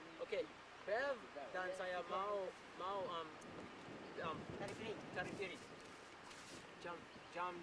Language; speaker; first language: Indonesian; non-native, learner; English